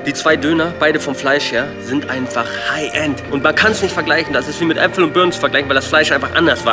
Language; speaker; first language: German; native; German